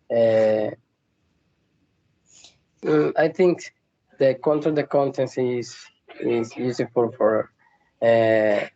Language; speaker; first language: English; non-native, learner; Spanish